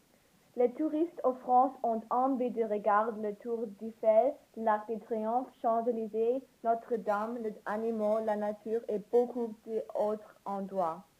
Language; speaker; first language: French; non-native, learner; English